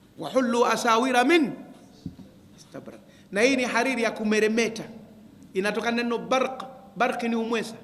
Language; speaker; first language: Swahili; native; Swahili